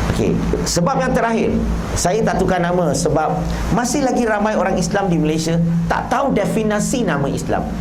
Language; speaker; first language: Malay; non-native, local second language; Chinese